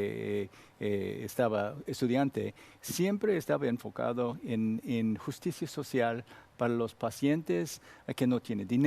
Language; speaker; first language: Spanish; non-native, learner; Korean